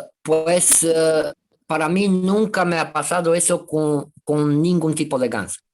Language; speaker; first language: Spanish; non-native, fluent; Romanian